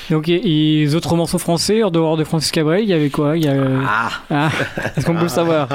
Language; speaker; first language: French; native; French